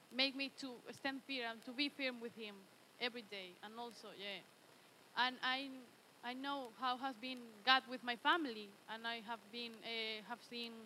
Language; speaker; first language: English; early bilingual, other home language; Spanish